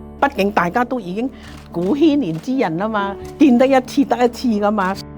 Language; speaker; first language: Cantonese; non-native, local second language; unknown